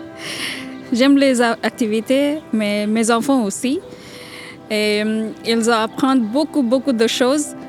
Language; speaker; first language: French; non-native, learner; Bangla